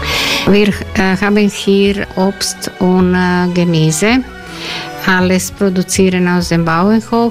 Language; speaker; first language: German; non-native, learner; Croatian